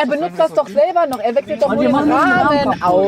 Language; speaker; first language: German; native; German